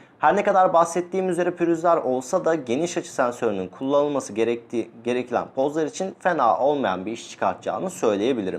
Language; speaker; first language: Turkish; native; Turkish